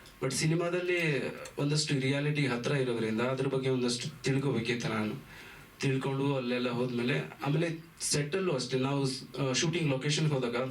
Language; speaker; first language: Kannada; native; Kannada